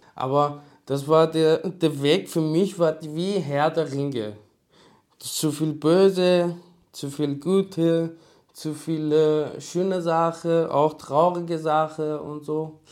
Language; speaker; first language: German; non-native, learner; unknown